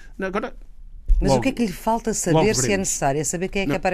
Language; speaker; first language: Portuguese; native; Portuguese